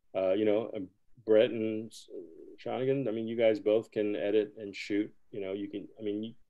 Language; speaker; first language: English; early bilingual, other home language; Spanish